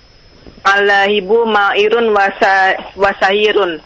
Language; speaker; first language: Arabic; non-native, learner; Indonesian